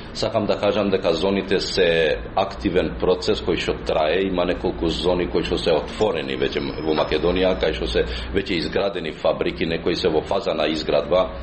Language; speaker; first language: Macedonian; non-native, local second language; Albanian